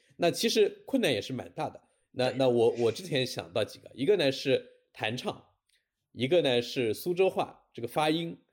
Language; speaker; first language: Chinese; native; Chinese